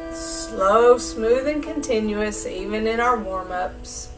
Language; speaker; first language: English; native; English